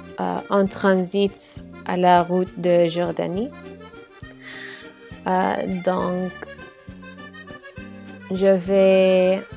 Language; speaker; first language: French; non-native, learner; Arabic